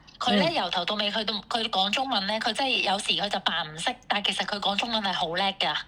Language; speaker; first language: Cantonese; native; Cantonese